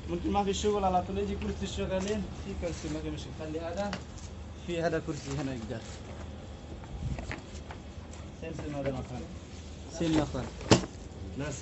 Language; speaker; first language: Arabic; non-native, learner; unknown